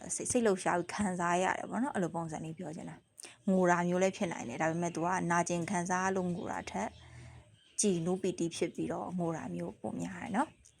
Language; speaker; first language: Burmese; native; Burmese